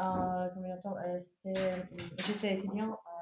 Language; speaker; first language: French; non-native, learner; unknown